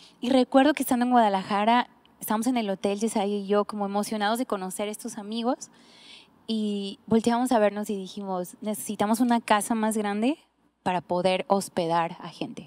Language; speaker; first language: Spanish; native; Spanish